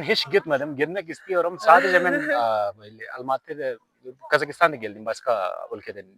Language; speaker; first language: Turkish; non-native, learner; Tibetan